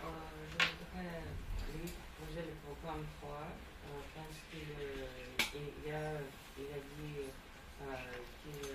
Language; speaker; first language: French; non-native, learner; Russian